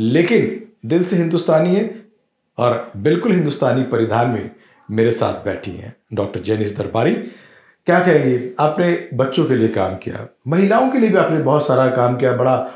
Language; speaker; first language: Hindi; native; Hindi